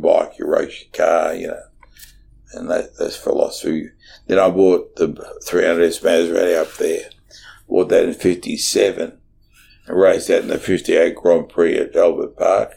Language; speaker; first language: English; native; English